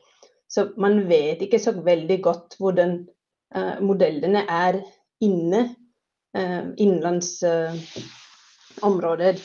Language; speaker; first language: Norwegian; non-native, fluent; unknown